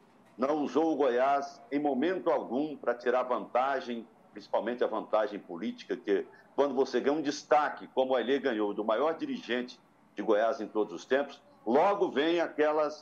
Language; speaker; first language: Portuguese; native; Portuguese